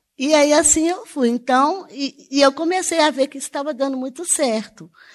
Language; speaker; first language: Portuguese; native; Portuguese